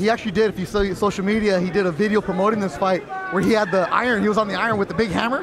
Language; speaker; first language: English; native; English